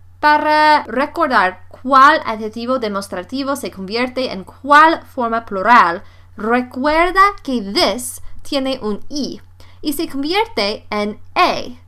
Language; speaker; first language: Spanish; non-native, fluent; English